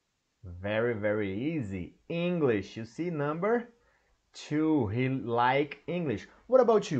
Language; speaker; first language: English; non-native, learner; Portuguese